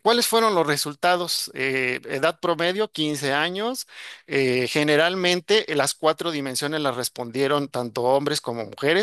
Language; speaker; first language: Spanish; native; Spanish